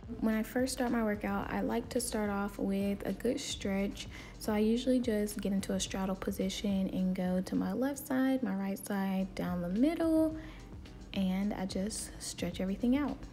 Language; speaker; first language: English; native; English